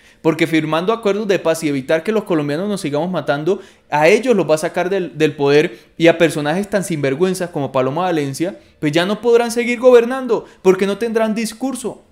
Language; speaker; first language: Spanish; native; Spanish